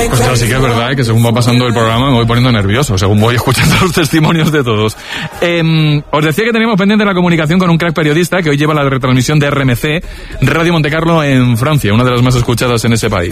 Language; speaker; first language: Spanish; native; Spanish